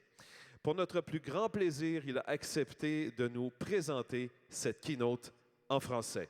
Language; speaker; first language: French; native; French